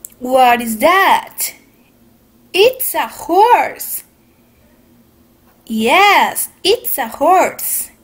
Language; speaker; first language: English; non-native, fluent; Spanish